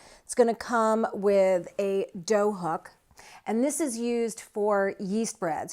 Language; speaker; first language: English; native; English